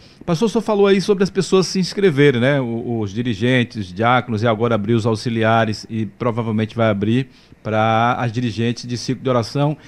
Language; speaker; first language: Portuguese; native; Portuguese